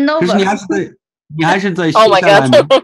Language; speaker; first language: Chinese; non-native, fluent; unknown